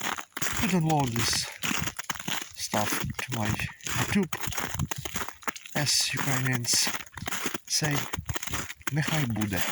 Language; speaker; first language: English; non-native, learner; Ukrainian